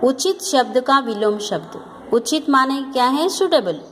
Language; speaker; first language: Hindi; non-native, local second language; Telugu